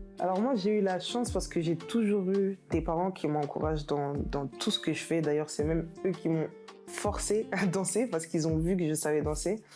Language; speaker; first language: French; native; French